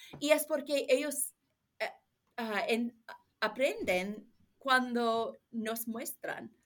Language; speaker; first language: Spanish; non-native, learner; English